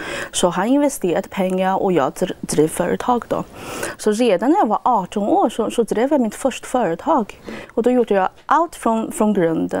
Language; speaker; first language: Swedish; non-native, fluent; Chinese